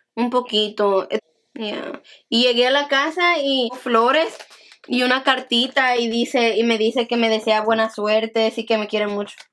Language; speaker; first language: Spanish; early bilingual, heritage; Spanish